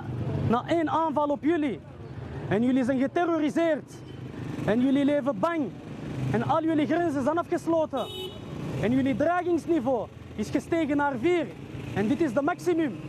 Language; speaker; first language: Dutch; early bilingual, other home language; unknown